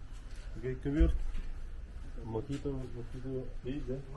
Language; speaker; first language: Russian; non-native, local second language; Yakut